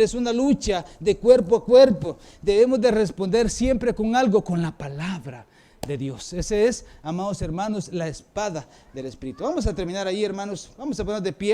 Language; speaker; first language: Spanish; native; Spanish